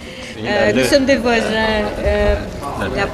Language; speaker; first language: French; non-native, local second language; Dutch